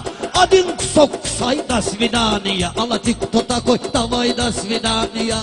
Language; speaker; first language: Russian; non-native, learner; Talysh